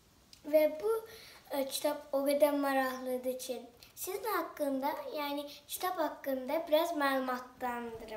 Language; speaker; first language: Turkish; non-native, learner; Azerbaijani